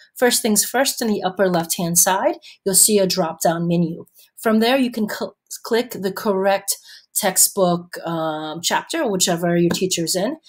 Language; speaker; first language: English; native; English